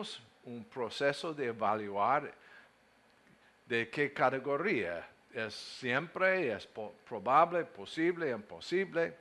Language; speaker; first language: Spanish; non-native, learner; English